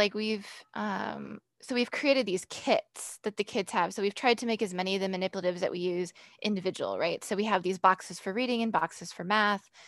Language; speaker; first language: English; native; English